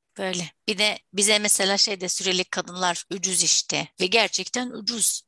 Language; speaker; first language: Turkish; non-native, fluent; Arabic